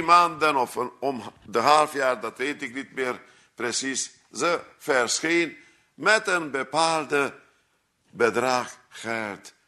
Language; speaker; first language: Dutch; non-native, fluent; Hungarian